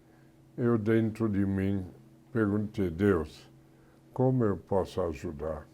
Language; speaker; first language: Portuguese; non-native, fluent; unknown